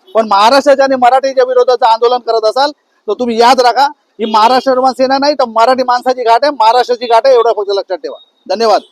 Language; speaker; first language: Marathi; native; Marathi